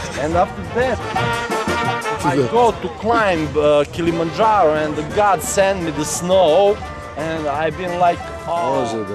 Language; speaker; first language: English; non-native, learner; Serbian